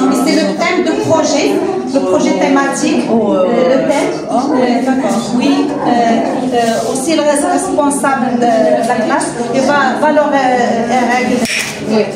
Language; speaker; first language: French; non-native, local second language; Arabic